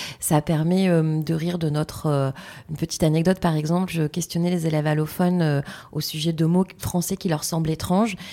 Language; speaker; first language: French; native; French